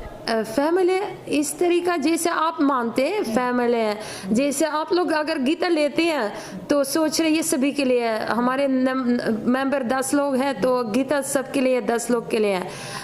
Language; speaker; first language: Hindi; non-native, fluent; Ukrainian